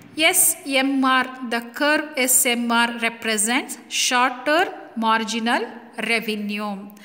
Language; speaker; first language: English; non-native, local second language; Kannada